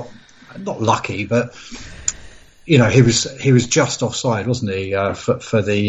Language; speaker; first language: English; native; English